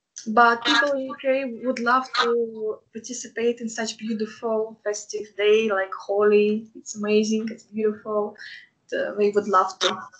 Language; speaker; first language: English; non-native, fluent; Russian